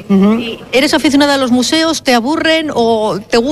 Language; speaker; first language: Spanish; native; Spanish